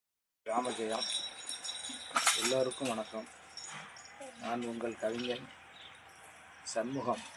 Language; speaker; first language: Tamil; native; Tamil